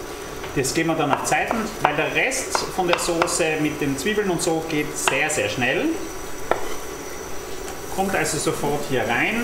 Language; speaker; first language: German; native; German